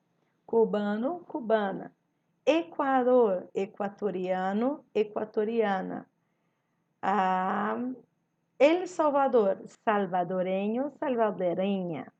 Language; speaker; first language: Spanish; non-native, learner; Portuguese